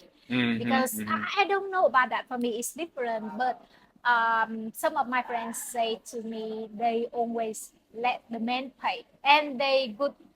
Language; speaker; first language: English; non-native, learner; Vietnamese